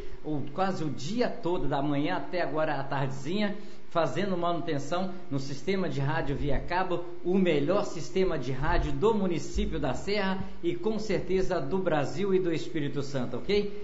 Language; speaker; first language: Portuguese; native; Portuguese